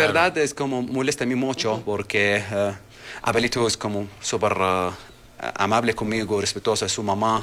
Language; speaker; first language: Spanish; non-native, learner; Arabic